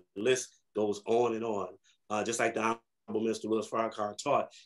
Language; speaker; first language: English; native; English